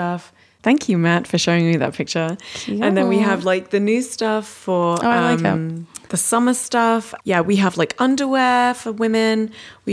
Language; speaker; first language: English; native; English